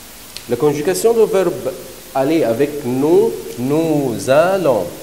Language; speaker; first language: French; non-native, learner; Arabic